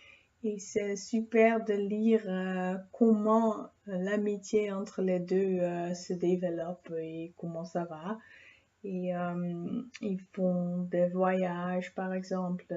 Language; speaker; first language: French; non-native, fluent; Dutch